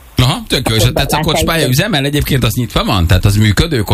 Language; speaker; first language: Hungarian; native; Hungarian